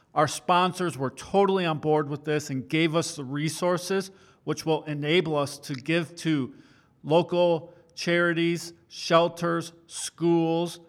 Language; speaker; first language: English; native; English